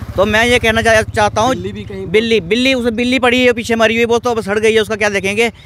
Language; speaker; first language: Hindi; native; Hindi